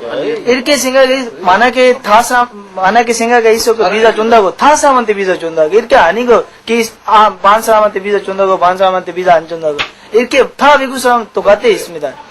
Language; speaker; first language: Korean; non-native, learner; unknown